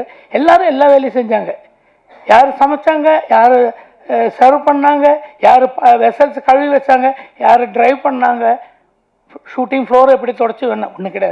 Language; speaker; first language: Tamil; non-native, local second language; Malayalam